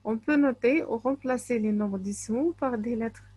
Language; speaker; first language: French; non-native, local second language; Arabic